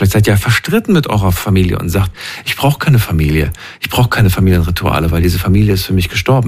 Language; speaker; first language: German; native; German